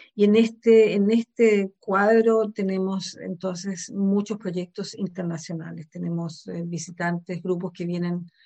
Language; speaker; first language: Spanish; native; Spanish